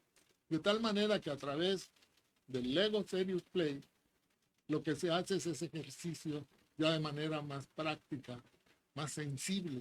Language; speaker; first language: Spanish; native; Spanish